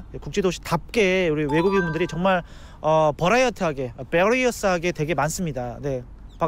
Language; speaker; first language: Korean; native; Korean